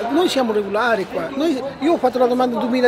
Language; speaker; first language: Italian; non-native, fluent; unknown